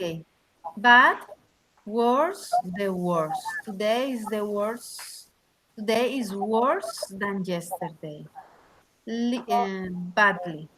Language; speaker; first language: English; non-native, learner; Spanish